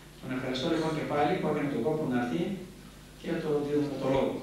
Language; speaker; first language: Greek; native; Greek